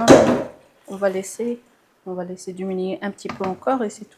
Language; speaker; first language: French; non-native, local second language; Arabic